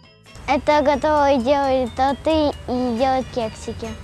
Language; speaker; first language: Russian; non-native, local second language; Ukrainian